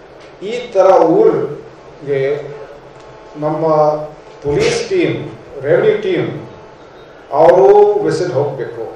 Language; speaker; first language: Kannada; non-native, fluent; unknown